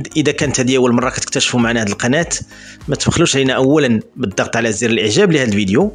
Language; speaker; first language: Arabic; native; Arabic